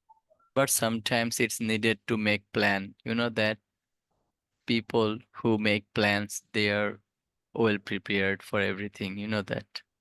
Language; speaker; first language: English; non-native, fluent; Bangla